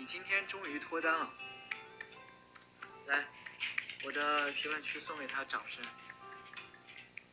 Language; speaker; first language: Chinese; native; Chinese